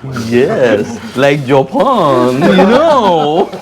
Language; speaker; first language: English; non-native, learner; Urdu